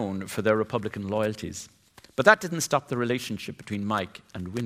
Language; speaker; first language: English; native; English